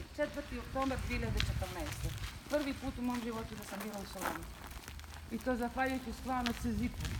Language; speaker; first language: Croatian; non-native, fluent; German